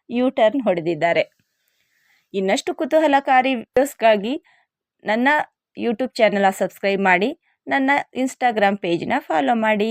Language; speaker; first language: Kannada; non-native, local second language; Lambadi